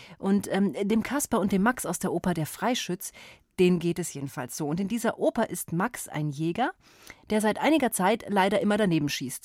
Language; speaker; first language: German; native; German